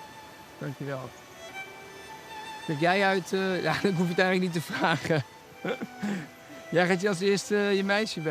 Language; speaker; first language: Dutch; native; Dutch